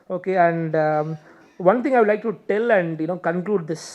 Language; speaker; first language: English; non-native, local second language; Tamil